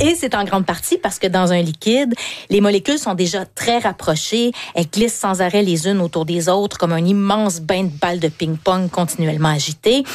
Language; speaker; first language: French; native; French